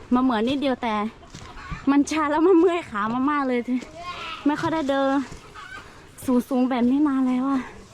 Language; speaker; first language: Thai; non-native, local second language; Lahu